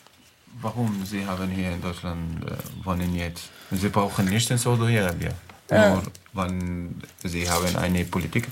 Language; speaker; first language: German; non-native, learner; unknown